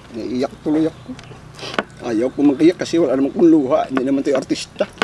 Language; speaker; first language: Filipino; non-native, local second language; Hiligaynon